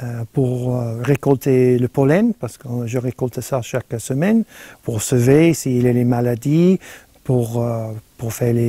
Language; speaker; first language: French; non-native, fluent; English